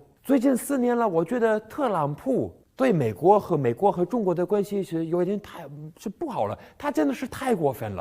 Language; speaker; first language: Chinese; non-native, fluent; English